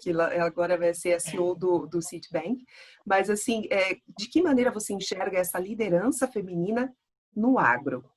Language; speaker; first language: Portuguese; native; Portuguese